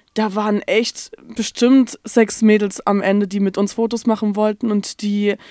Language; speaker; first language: German; native; German